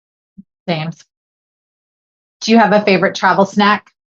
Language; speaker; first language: English; native; English